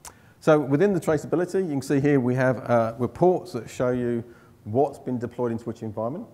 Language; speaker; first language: English; native; English